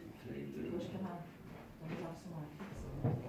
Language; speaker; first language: Swedish; native; Swedish